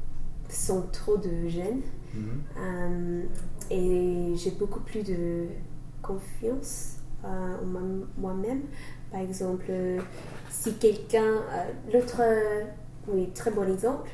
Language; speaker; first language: French; non-native, fluent; English